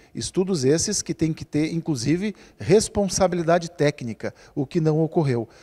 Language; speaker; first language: Portuguese; native; Portuguese